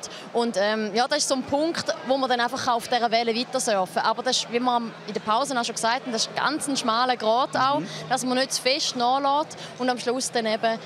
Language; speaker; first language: German; native; German